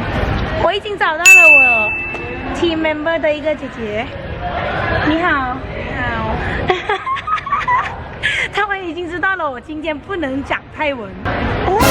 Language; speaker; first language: Chinese; non-native, fluent; Thai